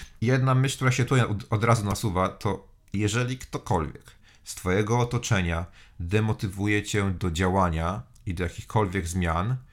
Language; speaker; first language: Polish; native; Polish